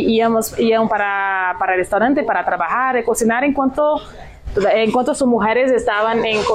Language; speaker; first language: Spanish; non-native, fluent; Portuguese